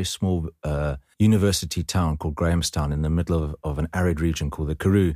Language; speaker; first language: English; native; English